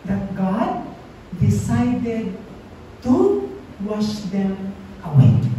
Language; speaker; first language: English; non-native, local second language; Filipino